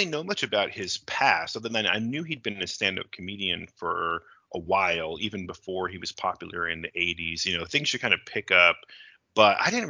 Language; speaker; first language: English; native; English